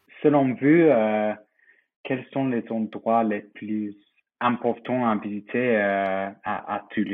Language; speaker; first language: French; non-native, fluent; English